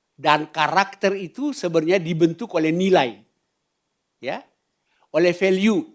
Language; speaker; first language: Indonesian; native; Indonesian